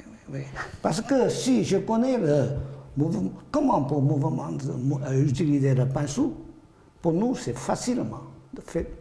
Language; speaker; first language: French; non-native, learner; Chinese